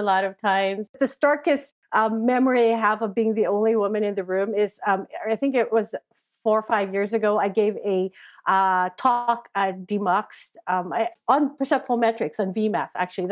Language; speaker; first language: English; non-native, local second language; Filipino